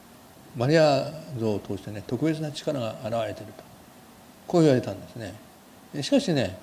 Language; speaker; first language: Japanese; native; Japanese